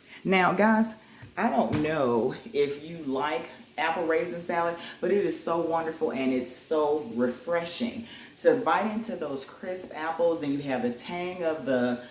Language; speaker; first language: English; native; English